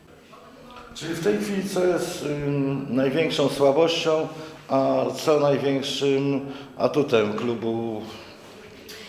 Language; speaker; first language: Polish; native; Polish